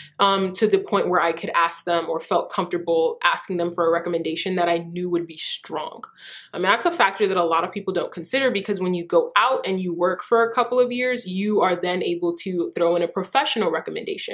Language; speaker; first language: English; early bilingual, other home language; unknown